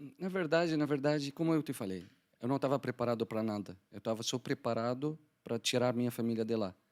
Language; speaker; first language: Portuguese; non-native, fluent; Arabic